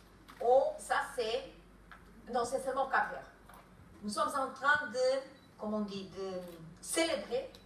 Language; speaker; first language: French; non-native, fluent; Kabuverdianu